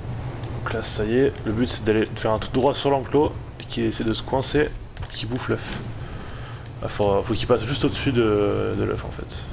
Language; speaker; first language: French; native; French